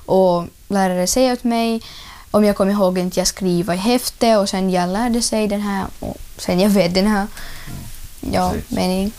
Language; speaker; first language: Swedish; non-native, learner; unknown